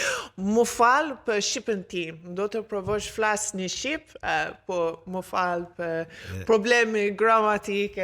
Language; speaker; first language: Albanian; non-native, learner; English